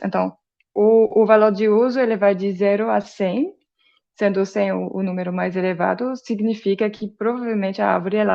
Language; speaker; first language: Portuguese; non-native, fluent; French